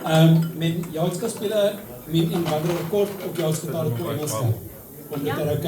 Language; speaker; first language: Swedish; non-native, learner; Afrikaans